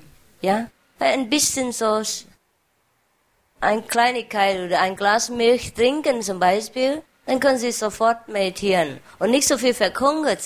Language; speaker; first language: German; non-native, fluent; Vietnamese